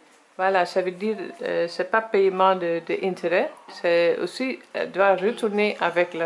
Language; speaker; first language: French; non-native, learner; Dutch